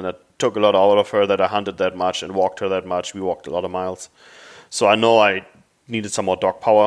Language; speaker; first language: English; non-native, fluent; German